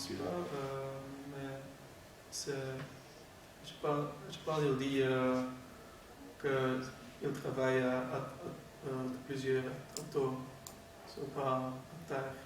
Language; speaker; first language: French; non-native, learner; Dutch